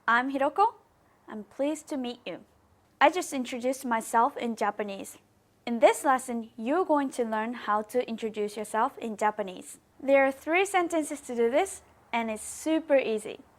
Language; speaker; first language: English; non-native, fluent; Japanese